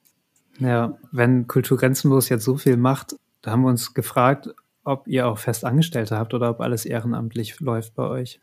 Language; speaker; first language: German; native; German